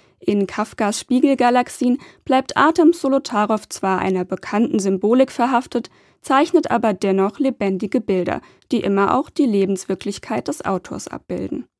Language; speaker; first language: German; native; German